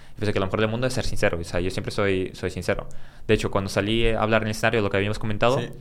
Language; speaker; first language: Spanish; early bilingual, other home language; Russian